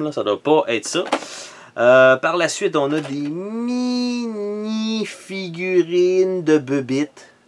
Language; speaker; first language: French; native; French